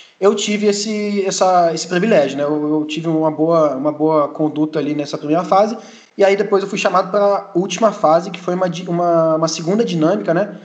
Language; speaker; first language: Portuguese; early bilingual, heritage; Portuguese